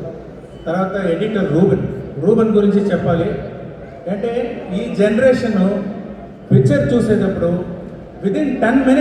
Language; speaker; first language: Telugu; non-native, local second language; Tamil